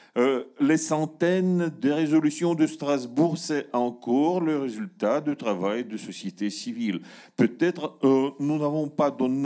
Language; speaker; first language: French; non-native, learner; Russian